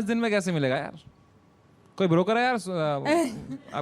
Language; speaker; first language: Hindi; native; Hindi